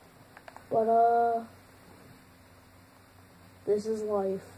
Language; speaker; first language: English; native; English